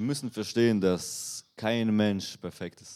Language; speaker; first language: German; non-native, learner; Russian